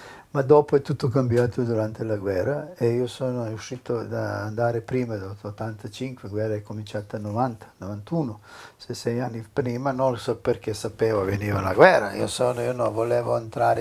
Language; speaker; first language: Italian; non-native, learner; Serbian